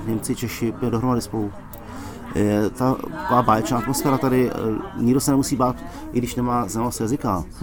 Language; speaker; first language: Czech; native; Czech